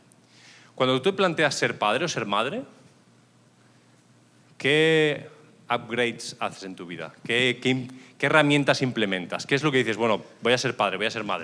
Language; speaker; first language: Spanish; native; Spanish